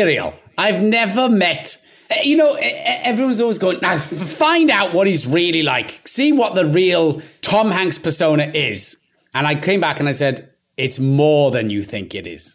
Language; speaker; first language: English; non-native, local second language; Welsh